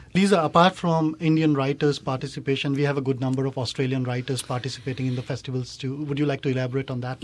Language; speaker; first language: English; non-native, local second language; Hindi